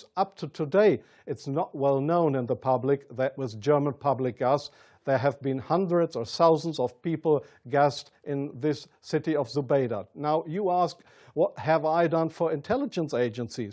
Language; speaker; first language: English; non-native, fluent; German